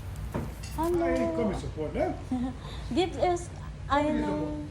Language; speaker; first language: German; non-native, learner; Filipino